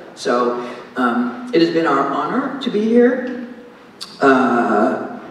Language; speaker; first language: English; native; English